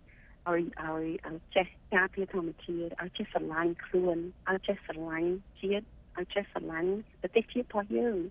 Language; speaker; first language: Khmer; early bilingual, heritage; Khmer